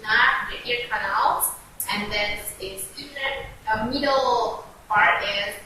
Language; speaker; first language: English; non-native, learner; Indonesian